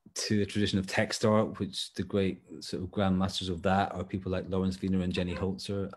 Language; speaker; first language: English; native; English